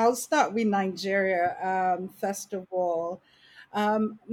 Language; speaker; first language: English; non-native, local second language; Esan